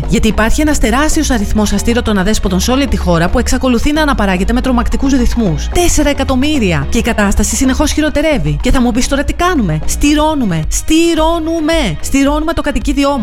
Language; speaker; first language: Greek; native; Greek